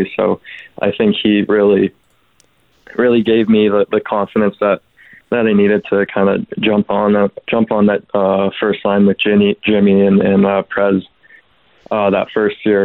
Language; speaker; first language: English; native; English